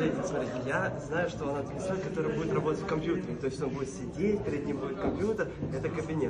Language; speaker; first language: Russian; non-native, local second language; Uzbek